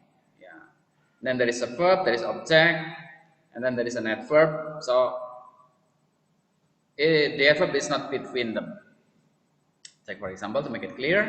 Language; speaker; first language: English; non-native, fluent; Indonesian